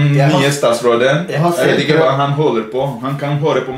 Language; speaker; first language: Norwegian; non-native, fluent; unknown